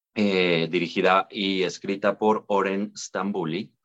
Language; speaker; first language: Spanish; native; Spanish